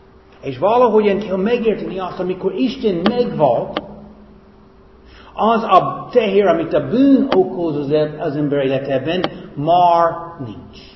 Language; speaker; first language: Hungarian; non-native, fluent; English